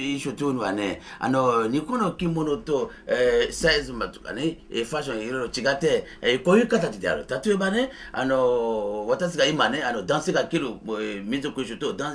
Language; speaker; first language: Japanese; non-native, fluent; Fon